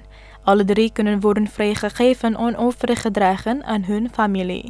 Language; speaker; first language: Dutch; non-native, fluent; Indonesian